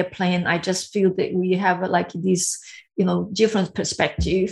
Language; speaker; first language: English; non-native, fluent; Portuguese